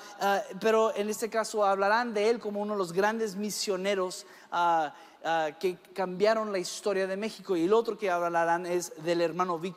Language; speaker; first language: Spanish; early bilingual, other home language; English